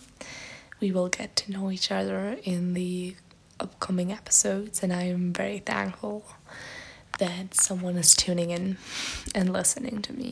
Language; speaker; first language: English; non-native, fluent; German